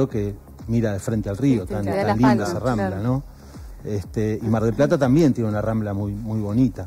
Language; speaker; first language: Spanish; native; Spanish